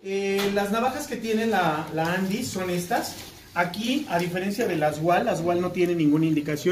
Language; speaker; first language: Spanish; native; Spanish